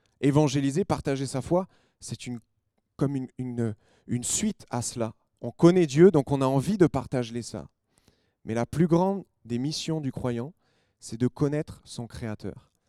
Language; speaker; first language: French; native; French